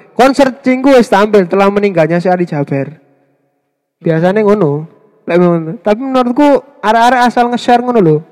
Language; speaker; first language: Indonesian; non-native, local second language; Javanese